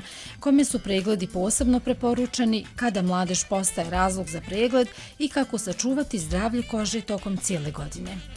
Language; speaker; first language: Croatian; native; Croatian